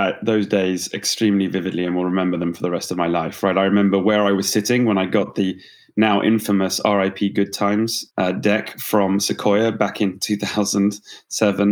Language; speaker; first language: English; native; English